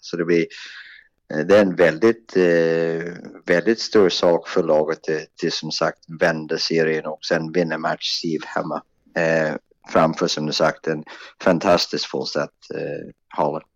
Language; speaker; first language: Norwegian; non-native, fluent; Swedish